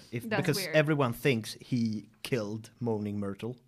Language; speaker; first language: English; non-native, fluent; Swedish